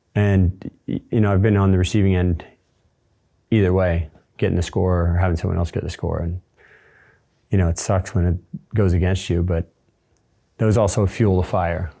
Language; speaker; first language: English; native; English